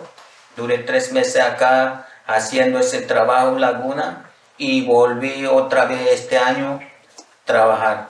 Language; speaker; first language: Spanish; non-native, local second language; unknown